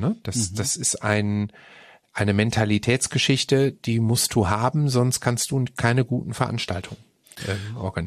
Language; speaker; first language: German; native; German